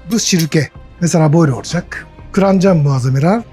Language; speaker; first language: Turkish; non-native, learner; Japanese